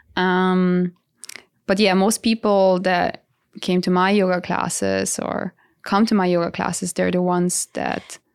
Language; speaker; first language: English; non-native, fluent; Italian